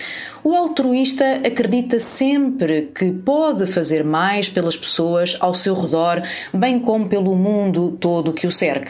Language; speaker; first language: Portuguese; native; Portuguese